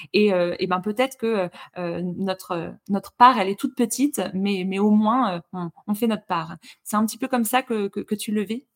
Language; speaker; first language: French; native; French